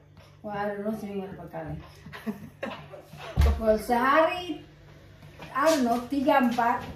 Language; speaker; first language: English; non-native, fluent; Indonesian